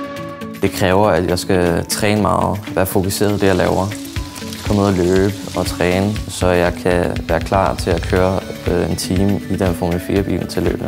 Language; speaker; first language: Danish; native; Danish